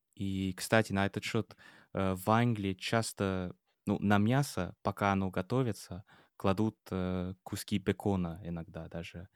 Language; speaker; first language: Russian; non-native, fluent; English